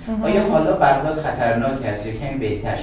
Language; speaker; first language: Persian; native; Persian